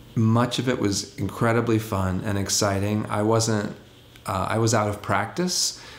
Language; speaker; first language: English; native; English